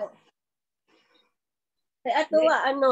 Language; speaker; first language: Japanese; non-native, learner; Filipino